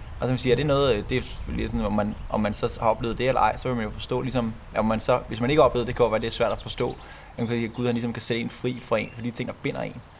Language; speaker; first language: Danish; native; Danish